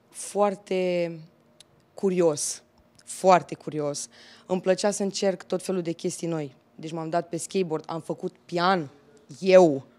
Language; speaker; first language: Romanian; native; Romanian